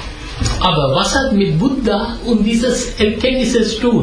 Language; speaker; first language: German; non-native, fluent; Sinhala